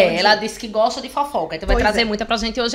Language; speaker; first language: Portuguese; native; Portuguese